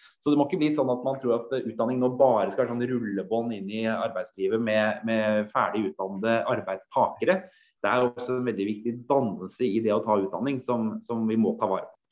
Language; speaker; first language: Norwegian; native; Norwegian